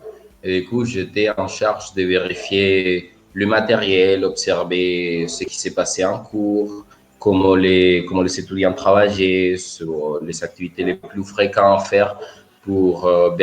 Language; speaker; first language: French; non-native, fluent; Spanish